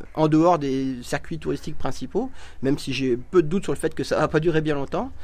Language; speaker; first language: French; native; French